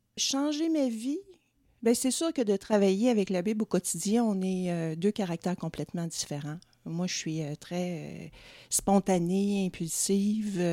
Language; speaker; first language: French; native; French